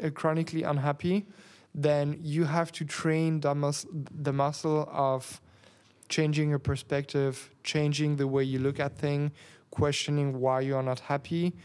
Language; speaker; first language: English; non-native, fluent; French